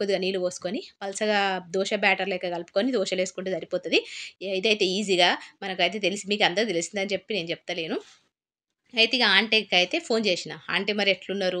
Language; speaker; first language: Telugu; native; Telugu